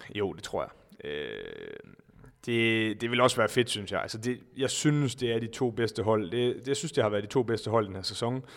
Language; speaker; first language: Danish; native; Danish